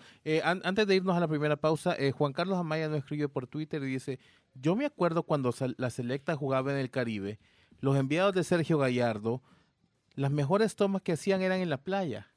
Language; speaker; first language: Spanish; native; Spanish